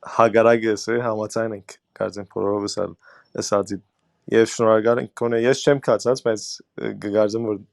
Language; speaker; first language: Armenian; early bilingual, heritage; Armenian